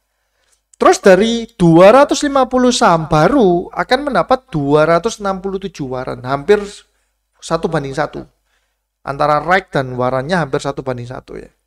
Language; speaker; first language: Indonesian; native; Indonesian